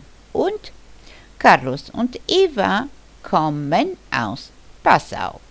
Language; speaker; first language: German; non-native, fluent; Bulgarian